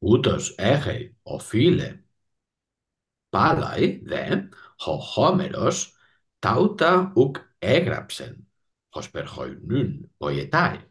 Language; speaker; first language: Greek; non-native, learner; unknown